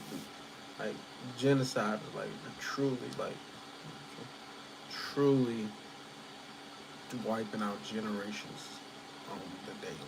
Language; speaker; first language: English; native; English